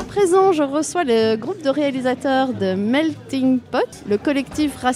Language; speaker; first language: French; native; French